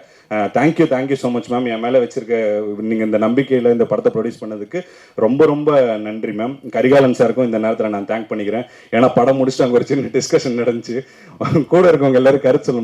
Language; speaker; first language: Tamil; native; Tamil